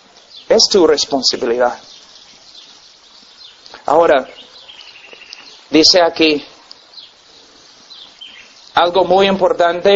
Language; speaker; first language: Spanish; non-native, fluent; English